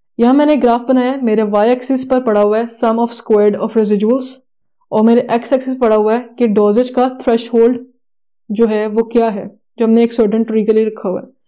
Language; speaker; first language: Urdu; native; Urdu